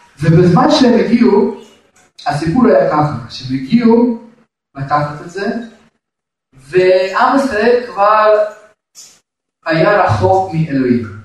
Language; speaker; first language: Hebrew; non-native, fluent; Russian